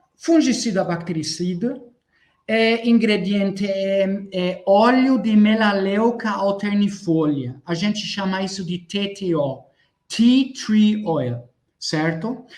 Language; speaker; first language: Portuguese; non-native, fluent; German